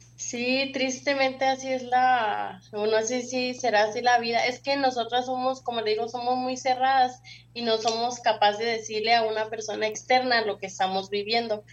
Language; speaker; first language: Spanish; native; Spanish